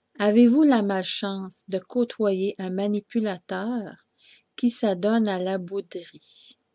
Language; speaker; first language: French; native; French